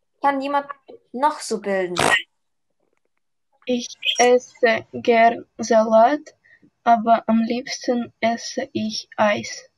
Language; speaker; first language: German; non-native, learner; Russian